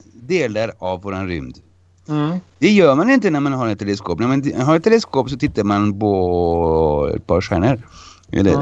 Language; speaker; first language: Swedish; non-native, fluent; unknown